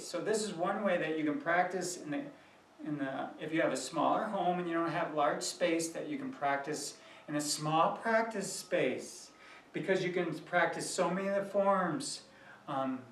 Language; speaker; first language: English; native; English